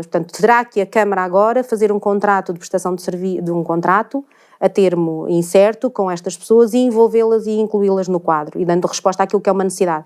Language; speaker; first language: Portuguese; native; Portuguese